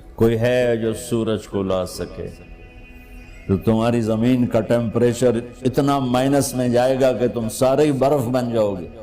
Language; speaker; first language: Urdu; non-native, local second language; Punjabi